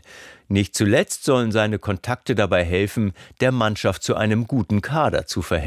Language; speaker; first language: German; native; German